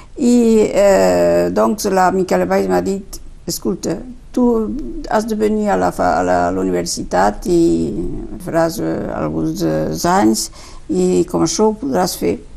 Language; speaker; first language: Catalan; native; Catalan